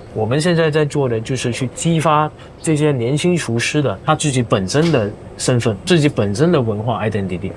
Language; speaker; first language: Chinese; native; Chinese